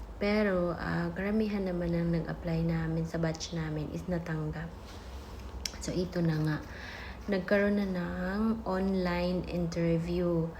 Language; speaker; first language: Filipino; non-native, local second language; Waray